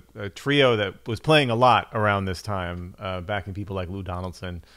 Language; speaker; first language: English; native; English